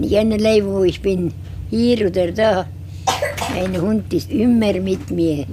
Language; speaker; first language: German; non-native, learner; Estonian